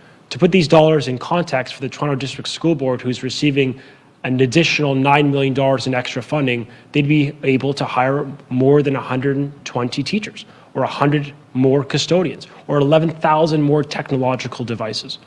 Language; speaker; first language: English; native; English